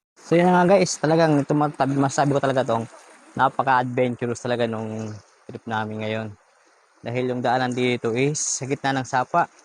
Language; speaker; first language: Filipino; non-native, local second language; Bikol